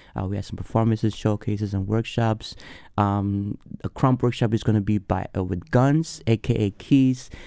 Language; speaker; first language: English; early bilingual, other home language; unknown